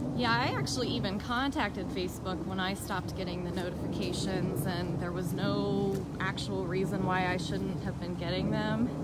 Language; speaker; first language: English; native; English